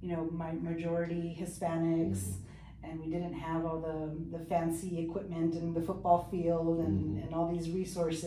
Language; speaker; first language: English; early bilingual, other home language; Spanish